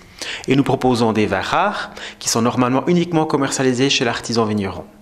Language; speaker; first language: French; native; French